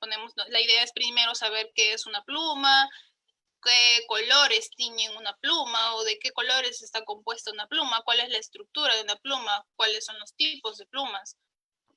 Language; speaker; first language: Spanish; native; Spanish